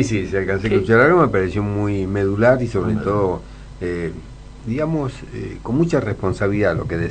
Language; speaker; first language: Spanish; native; Spanish